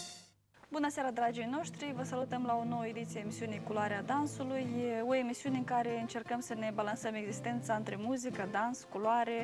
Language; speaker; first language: Romanian; native; Romanian